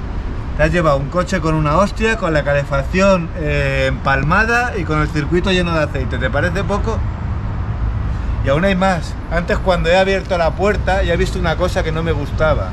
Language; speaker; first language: Spanish; native; Spanish